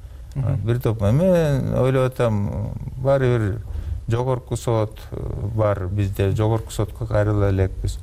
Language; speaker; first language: Kyrgyz; native; Kyrgyz